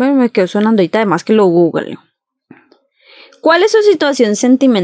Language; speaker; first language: Spanish; native; Spanish